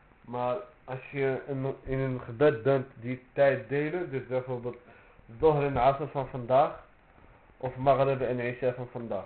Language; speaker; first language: Dutch; early bilingual, other home language; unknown